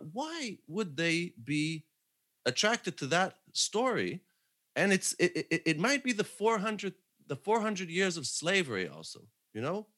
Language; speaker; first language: English; non-native, fluent; Hebrew